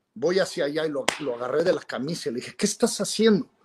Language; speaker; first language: Spanish; native; Spanish